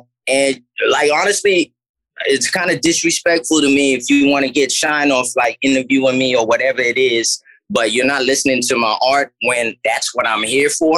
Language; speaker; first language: English; native; English